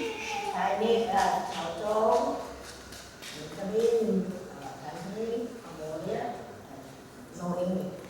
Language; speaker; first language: English; non-native, learner; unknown